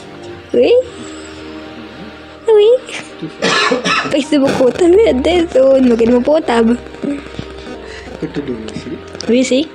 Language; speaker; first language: French; non-native, local second language; Morisyen